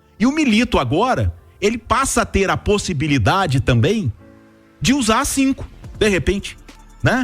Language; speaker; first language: Portuguese; native; Portuguese